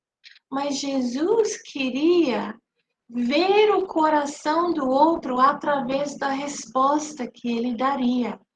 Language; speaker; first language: Portuguese; non-native, fluent; English